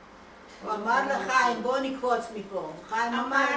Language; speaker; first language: Hebrew; non-native, fluent; Hungarian